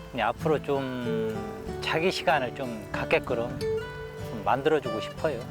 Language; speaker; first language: Korean; native; Korean